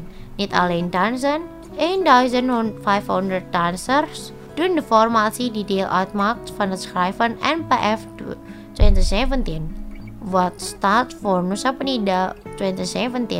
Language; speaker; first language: Dutch; non-native, fluent; Indonesian